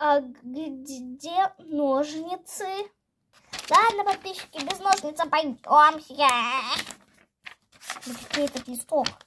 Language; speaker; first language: Russian; native; Russian